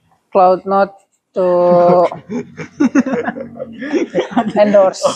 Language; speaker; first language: English; non-native, learner; Indonesian